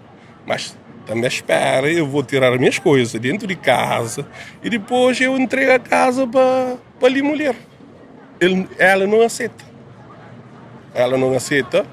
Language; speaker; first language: Portuguese; non-native, local second language; Kabuverdianu